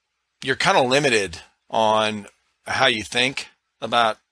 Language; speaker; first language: English; native; English